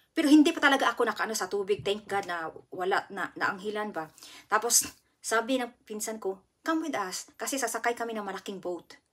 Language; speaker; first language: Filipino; non-native, local second language; Cebuano